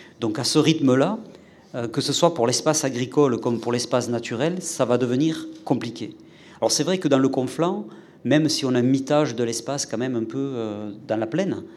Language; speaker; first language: French; native; French